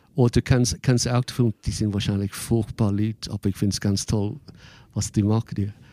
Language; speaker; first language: German; non-native, fluent; English